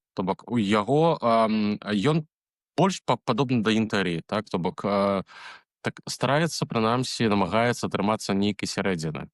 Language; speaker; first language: Belarusian; native; Belarusian